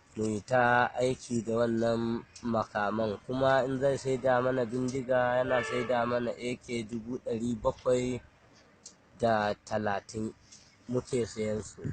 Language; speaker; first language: Hausa; non-native, local second language; Fula